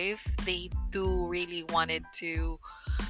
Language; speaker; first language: English; non-native, local second language; Filipino